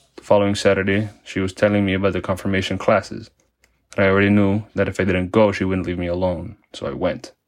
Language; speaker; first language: English; early bilingual, other home language; Spanish